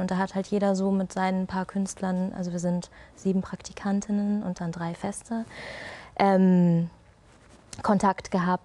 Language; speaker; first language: German; native; German